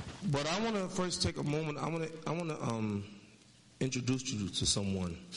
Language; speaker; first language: English; native; English